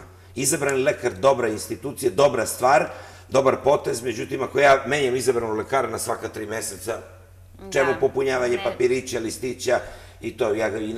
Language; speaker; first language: Serbian; native; Serbian